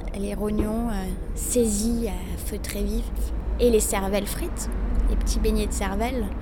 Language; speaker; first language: French; non-native, local second language; Arabic